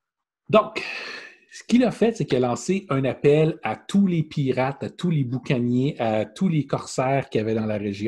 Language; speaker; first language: French; native; French